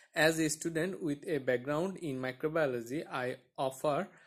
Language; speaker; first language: English; non-native, local second language; Bangla